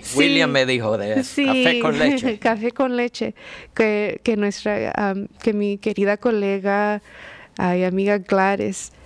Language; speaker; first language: Spanish; early bilingual, heritage; Spanish